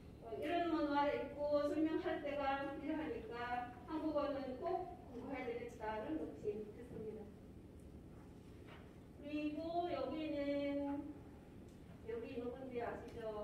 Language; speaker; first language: Korean; non-native, fluent; Filipino